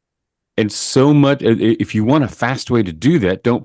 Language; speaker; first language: English; native; English